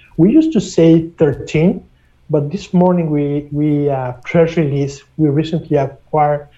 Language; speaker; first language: English; non-native, fluent; Spanish